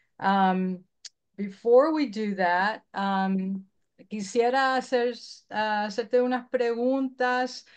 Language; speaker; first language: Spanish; early bilingual, heritage; Spanish